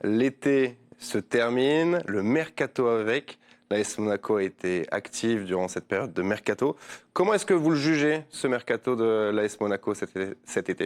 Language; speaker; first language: French; native; French